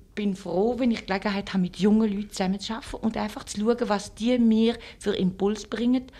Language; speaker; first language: German; early bilingual, other home language; French